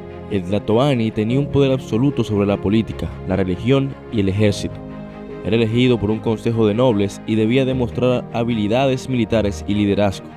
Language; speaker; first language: Spanish; native; Spanish